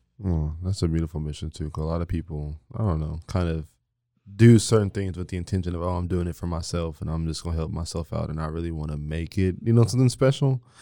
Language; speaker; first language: English; native; English